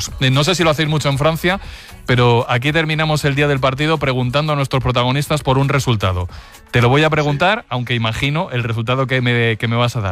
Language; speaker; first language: Spanish; native; Spanish